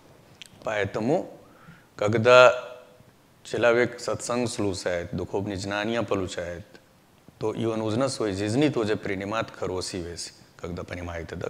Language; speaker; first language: Russian; non-native, learner; Hindi